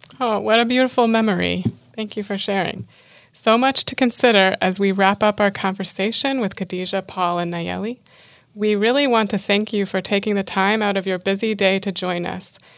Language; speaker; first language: English; native; English